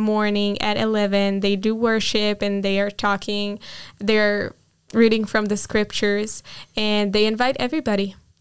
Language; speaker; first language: English; non-native, fluent; Hebrew